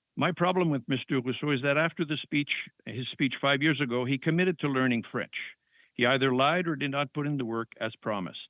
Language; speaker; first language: English; non-native, fluent; French